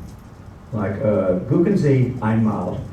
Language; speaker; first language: German; non-native, learner; English